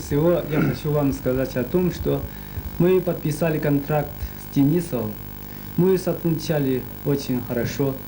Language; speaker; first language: Russian; non-native, fluent; Chinese